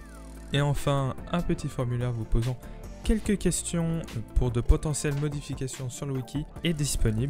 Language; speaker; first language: French; native; French